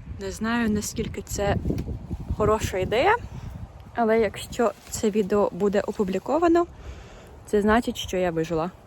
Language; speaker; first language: Ukrainian; native; Ukrainian